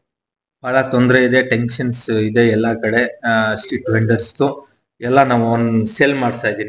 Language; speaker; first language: Kannada; non-native, local second language; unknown